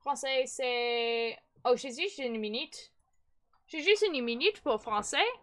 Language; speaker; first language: French; non-native, learner; English